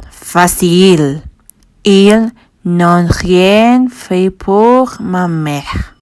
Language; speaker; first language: French; non-native, learner; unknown